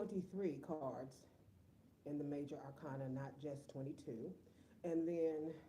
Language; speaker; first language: English; native; English